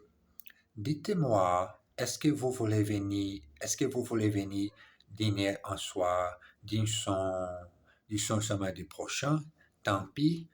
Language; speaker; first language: French; non-native, learner; English